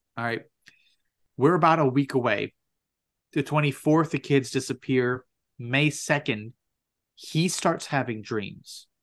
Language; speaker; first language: English; native; English